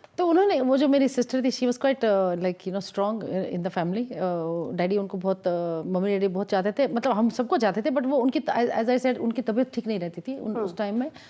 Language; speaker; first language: Hindi; non-native, local second language; Kashmiri